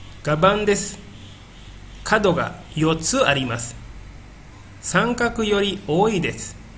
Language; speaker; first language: Japanese; non-native, fluent; Indonesian